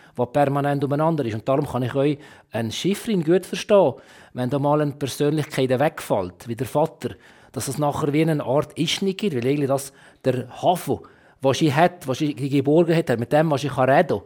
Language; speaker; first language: German; native; German